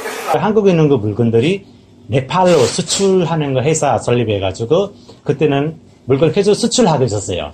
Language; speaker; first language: Korean; non-native, fluent; Nepali